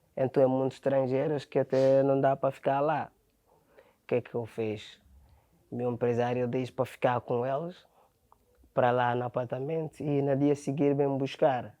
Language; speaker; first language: Portuguese; non-native, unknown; Akan